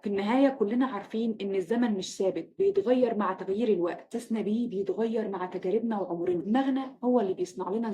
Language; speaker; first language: Arabic; native; Arabic